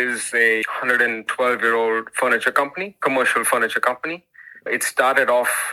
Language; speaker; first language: English; non-native, local second language; Hindi